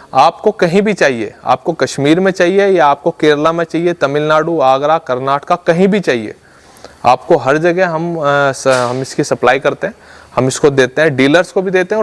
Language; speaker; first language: Hindi; native; Hindi